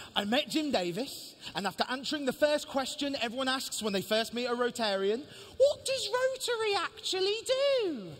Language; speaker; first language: English; native; English